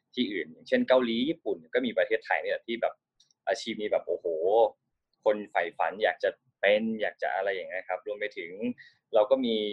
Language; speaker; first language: Thai; native; Thai